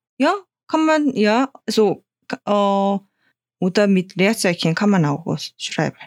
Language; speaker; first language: German; non-native, fluent; Korean